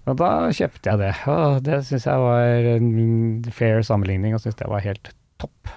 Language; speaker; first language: Norwegian; native; Norwegian